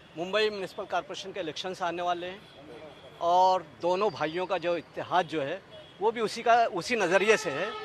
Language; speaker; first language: Hindi; native; Hindi